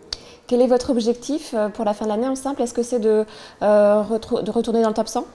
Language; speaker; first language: French; native; French